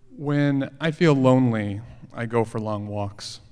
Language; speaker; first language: English; native; English